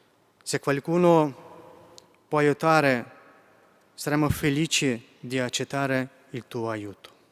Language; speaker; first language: Italian; non-native, fluent; Ukrainian